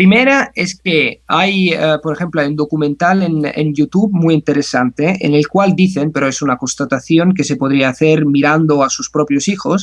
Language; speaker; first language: Spanish; non-native, fluent; Italian